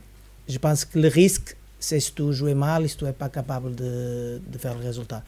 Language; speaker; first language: French; non-native, fluent; Spanish